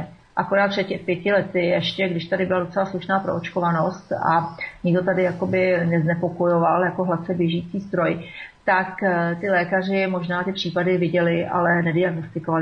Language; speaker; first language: Czech; native; Czech